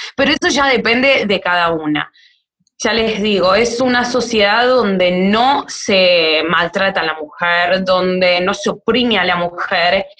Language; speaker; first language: Spanish; native; Spanish